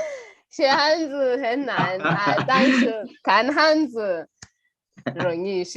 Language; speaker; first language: Chinese; non-native, learner; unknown